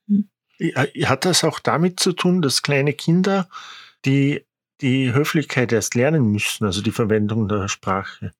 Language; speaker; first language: German; native; German